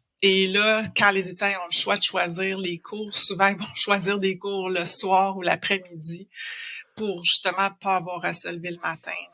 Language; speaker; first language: French; native; French